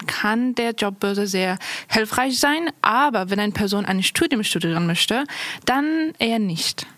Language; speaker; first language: German; non-native, local second language; Persian